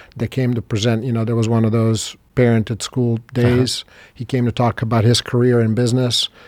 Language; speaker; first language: English; non-native, fluent; Serbian